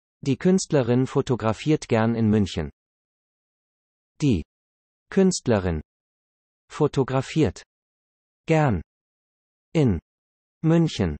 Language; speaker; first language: German; non-native, learner; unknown